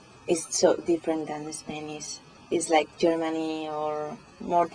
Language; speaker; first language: English; non-native, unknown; Spanish